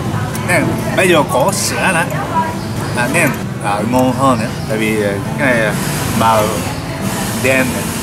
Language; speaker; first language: Vietnamese; non-native, learner; Japanese